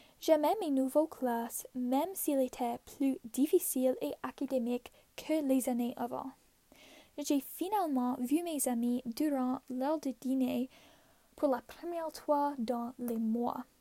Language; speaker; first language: French; non-native, local second language; English